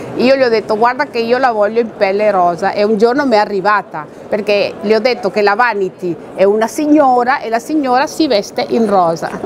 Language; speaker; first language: Italian; non-native, fluent; Spanish